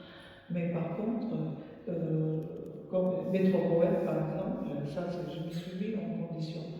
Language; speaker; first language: French; non-native, fluent; Arabic